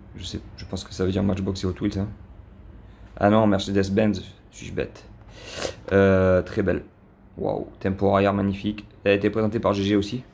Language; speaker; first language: French; native; French